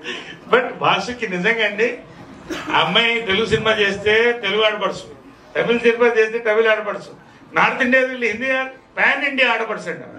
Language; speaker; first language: Telugu; native; Telugu